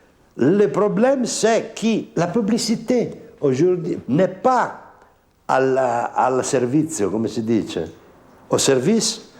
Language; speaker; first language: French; non-native, fluent; Italian